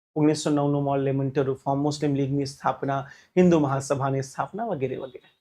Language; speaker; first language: Gujarati; non-native, local second language; Hindi